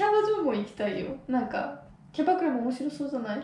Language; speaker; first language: Japanese; non-native, fluent; Italian